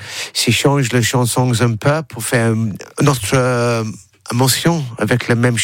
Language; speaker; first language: French; non-native, learner; English